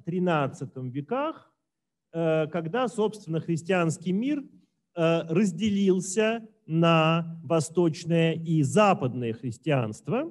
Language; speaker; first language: Russian; native; Russian